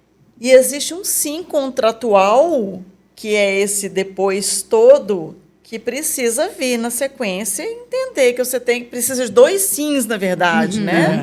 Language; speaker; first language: Portuguese; native; Portuguese